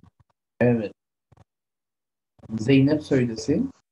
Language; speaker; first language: Turkish; native; Turkish